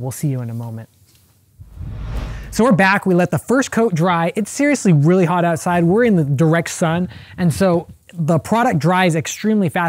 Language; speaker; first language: English; native; English